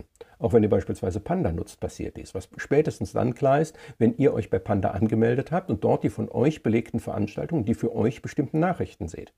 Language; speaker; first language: German; native; German